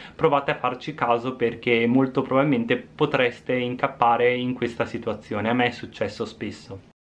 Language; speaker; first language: Italian; native; Italian